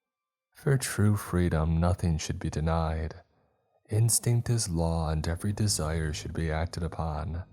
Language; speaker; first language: English; native; English